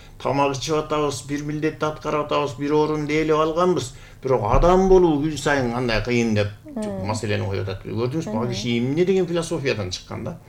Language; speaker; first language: Kyrgyz; native; Kyrgyz